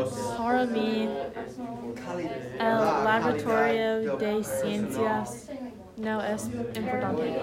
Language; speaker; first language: Spanish; non-native, learner; English